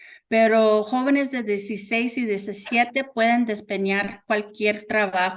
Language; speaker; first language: Spanish; early bilingual, heritage; Spanish